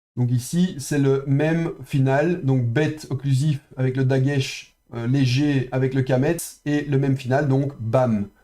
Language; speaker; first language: French; native; French